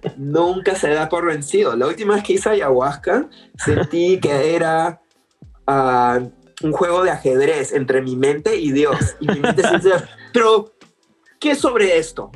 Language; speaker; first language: Spanish; early bilingual, other home language; English